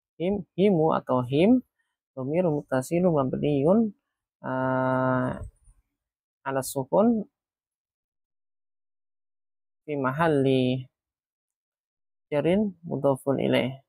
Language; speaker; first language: Arabic; non-native, fluent; Indonesian